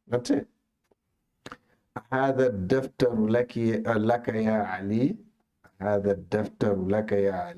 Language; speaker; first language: Arabic; non-native, fluent; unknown